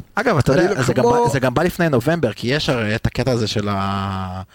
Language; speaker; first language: Hebrew; early bilingual, other home language; Spanish